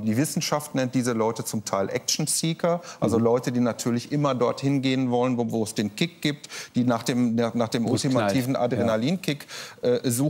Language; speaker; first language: German; native; German